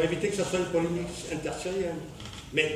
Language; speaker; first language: French; native; French